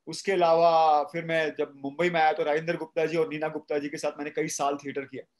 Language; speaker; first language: Hindi; native; Hindi